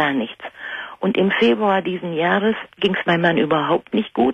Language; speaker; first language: German; native; German